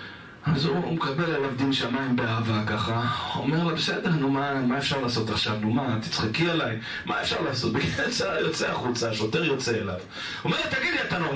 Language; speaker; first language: Hebrew; native; Hebrew